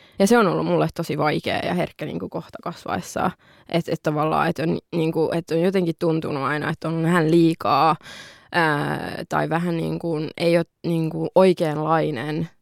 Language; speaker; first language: Finnish; early bilingual, other home language; Arabic